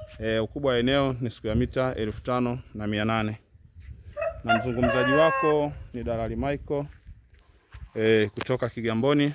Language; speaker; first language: Swahili; native; Swahili